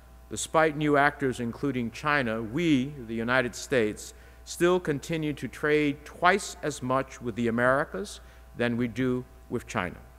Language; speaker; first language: English; early bilingual, other home language; Spanish